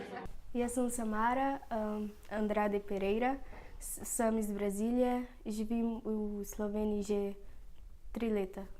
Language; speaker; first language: Slovenian; non-native, learner; Portuguese